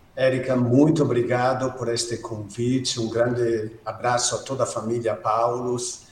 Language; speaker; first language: Portuguese; non-native, fluent; Italian